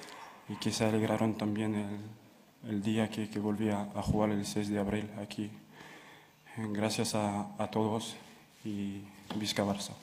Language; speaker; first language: Spanish; non-native, fluent; French